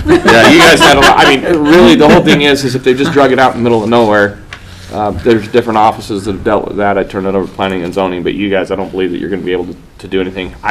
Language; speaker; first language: English; native; English